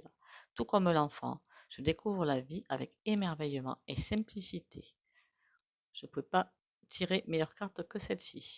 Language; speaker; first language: French; native; French